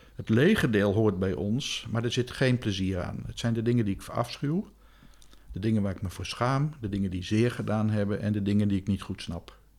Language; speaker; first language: Dutch; native; Dutch